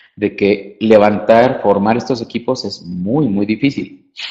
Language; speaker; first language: Spanish; native; Spanish